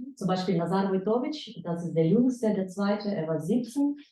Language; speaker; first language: German; non-native, fluent; Ukrainian